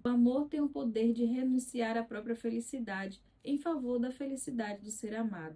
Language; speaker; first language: Portuguese; native; Portuguese